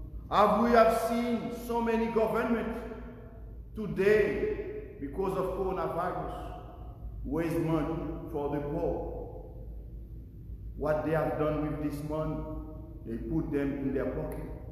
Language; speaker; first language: English; non-native, fluent; Haitian Creole